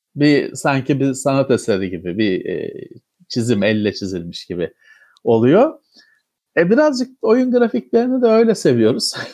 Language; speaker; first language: Turkish; native; Turkish